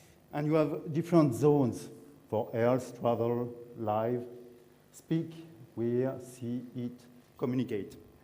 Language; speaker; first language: English; non-native, learner; French